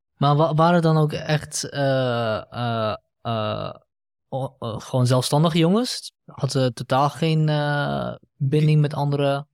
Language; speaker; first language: Dutch; early bilingual, other home language; Central Kurdish